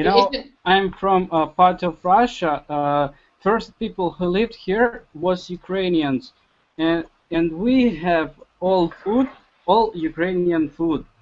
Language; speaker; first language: English; non-native, learner; Russian